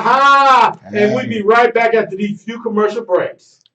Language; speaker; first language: English; native; English